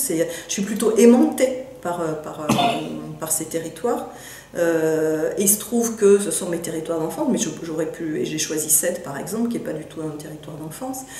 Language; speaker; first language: French; native; French